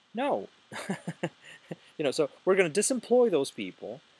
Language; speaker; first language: English; non-native, fluent; Russian